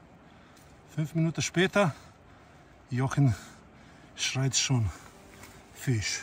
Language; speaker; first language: German; non-native, learner; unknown